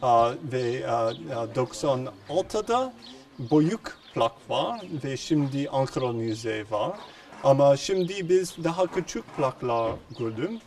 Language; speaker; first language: Turkish; non-native, learner; English